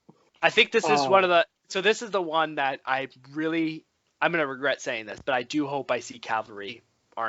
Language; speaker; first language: English; native; English